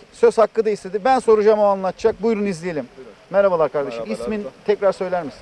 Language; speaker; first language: Turkish; native; Turkish